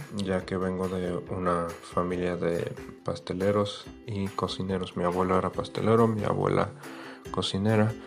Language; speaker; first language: Spanish; non-native, fluent; Arabic